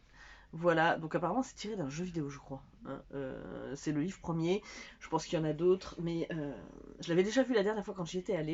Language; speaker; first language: French; native; French